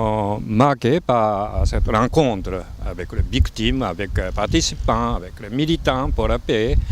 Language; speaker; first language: French; non-native, fluent; Japanese